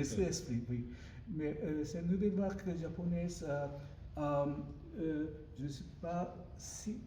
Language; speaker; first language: French; non-native, learner; Japanese